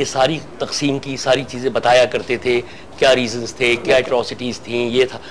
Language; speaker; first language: Urdu; native; Urdu